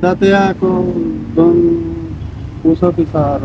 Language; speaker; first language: Filipino; non-native, learner; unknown